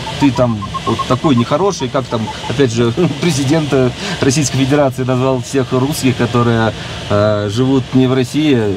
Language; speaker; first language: Russian; native; Russian